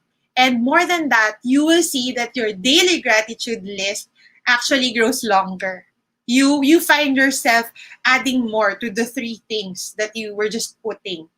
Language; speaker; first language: English; non-native, local second language; Filipino